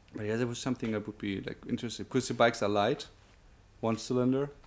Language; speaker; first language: English; non-native, fluent; German